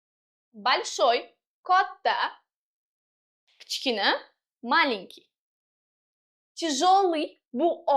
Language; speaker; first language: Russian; non-native, local second language; Uzbek